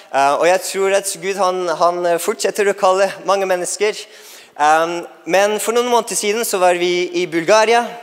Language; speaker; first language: Norwegian; non-native, fluent; English